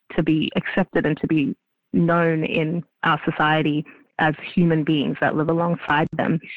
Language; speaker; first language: English; native; English